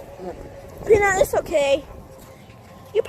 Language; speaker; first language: English; native; English